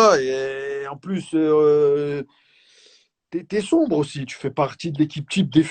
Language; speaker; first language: French; native; French